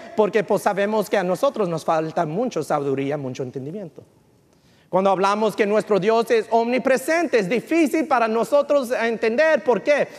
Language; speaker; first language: Spanish; early bilingual, heritage; Spanish